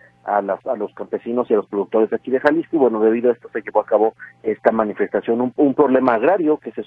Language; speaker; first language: Spanish; native; Spanish